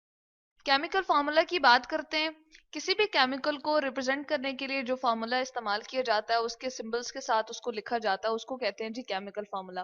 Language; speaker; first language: Hindi; non-native, local second language; Punjabi